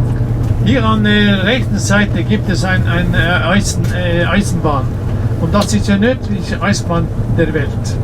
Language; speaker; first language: German; non-native, learner; Norwegian